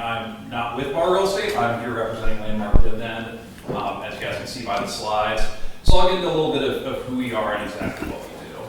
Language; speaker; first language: English; native; English